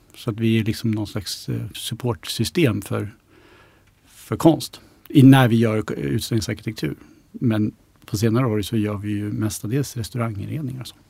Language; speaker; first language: Swedish; native; Swedish